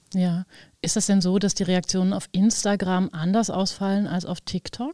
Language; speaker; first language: German; native; German